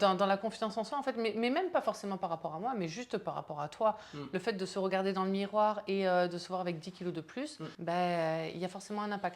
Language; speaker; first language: French; native; French